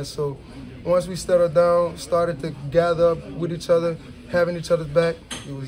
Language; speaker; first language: English; native; English